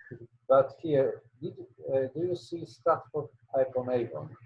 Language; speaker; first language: English; non-native, learner; Polish